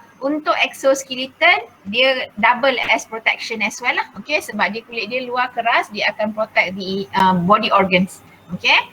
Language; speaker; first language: Malay; native; Malay